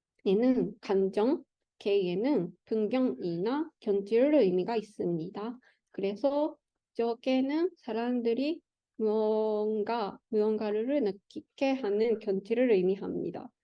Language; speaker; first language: Korean; non-native, learner; Japanese